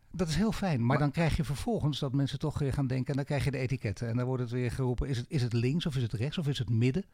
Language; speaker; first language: Dutch; native; Dutch